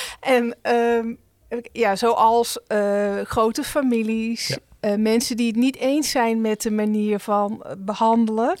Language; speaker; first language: Dutch; native; Dutch